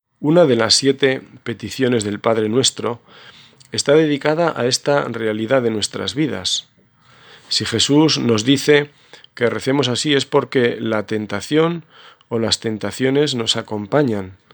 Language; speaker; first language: Spanish; native; Spanish